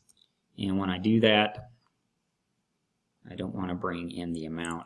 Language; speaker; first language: English; native; English